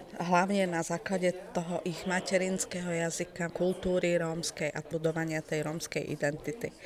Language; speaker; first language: Slovak; non-native, local second language; Romany